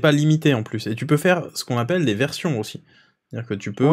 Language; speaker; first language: French; native; French